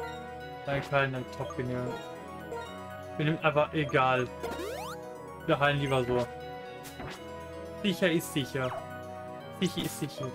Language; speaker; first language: German; native; German